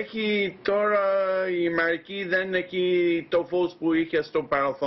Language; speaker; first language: Greek; non-native, fluent; English